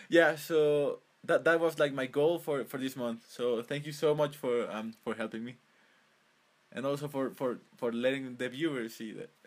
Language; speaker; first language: English; non-native, fluent; Spanish